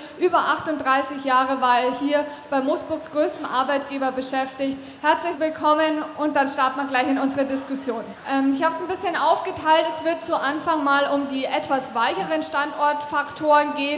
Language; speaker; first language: German; native; German